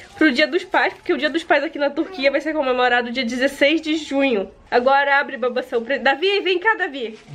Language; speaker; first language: Portuguese; native; Portuguese